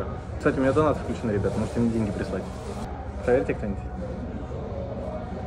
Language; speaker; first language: Russian; native; Russian